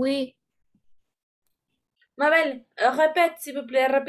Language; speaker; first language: French; non-native, fluent; Spanish